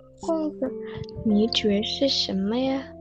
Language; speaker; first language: Chinese; non-native, learner; Indonesian